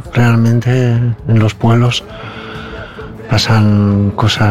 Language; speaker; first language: Spanish; non-native, local second language; Catalan